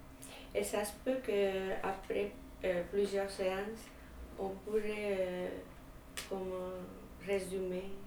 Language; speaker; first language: French; non-native, fluent; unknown